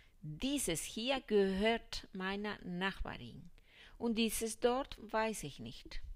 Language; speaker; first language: German; non-native, fluent; Spanish